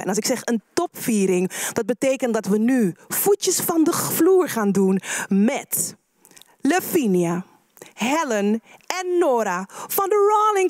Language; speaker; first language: Dutch; native; Dutch